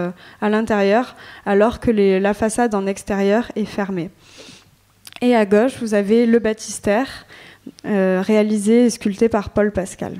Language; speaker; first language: French; native; French